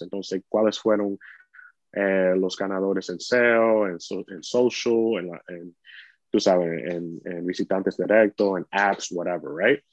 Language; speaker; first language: Spanish; early bilingual, heritage; Spanish